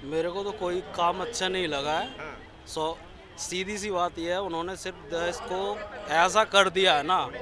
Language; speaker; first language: Hindi; native; Hindi